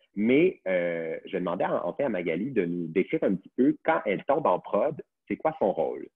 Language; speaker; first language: French; native; French